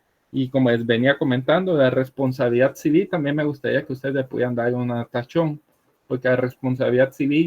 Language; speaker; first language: Spanish; native; Spanish